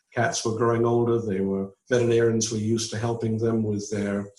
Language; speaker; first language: English; native; English